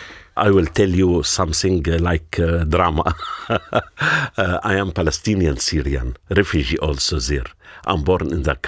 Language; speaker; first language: English; non-native, learner; Arabic